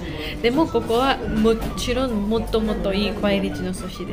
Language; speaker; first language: Japanese; non-native, learner; Georgian